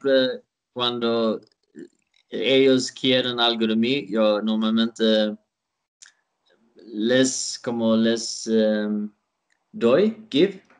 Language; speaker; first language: Spanish; non-native, learner; Swedish